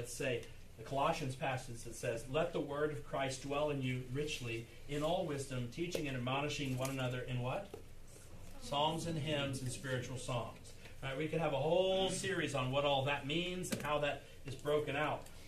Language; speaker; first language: English; native; English